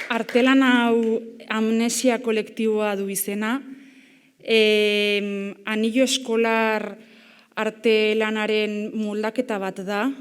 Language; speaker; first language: Basque; non-native, local second language; Spanish